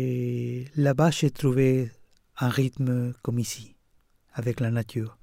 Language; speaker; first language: French; non-native, fluent; Spanish